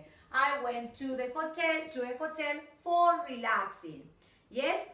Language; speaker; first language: English; non-native, fluent; Spanish